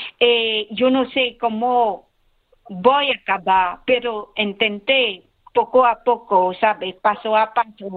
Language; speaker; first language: Spanish; non-native, learner; Khmer